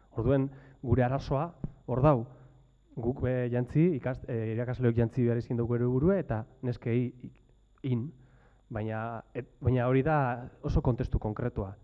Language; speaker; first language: Basque; native; Basque